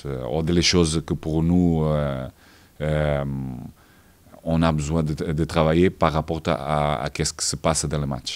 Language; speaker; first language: French; non-native, fluent; Portuguese